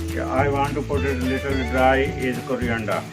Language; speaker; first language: English; non-native, learner; Punjabi